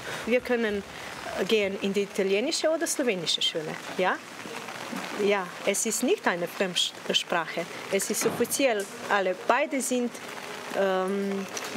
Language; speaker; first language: German; non-native, learner; Slovenian